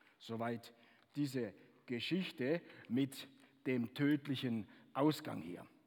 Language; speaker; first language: German; native; German